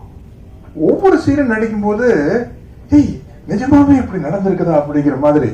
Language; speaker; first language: Tamil; native; Tamil